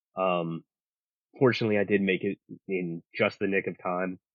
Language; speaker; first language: English; native; English